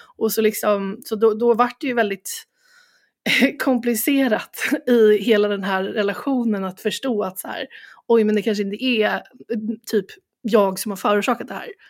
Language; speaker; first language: Swedish; native; Swedish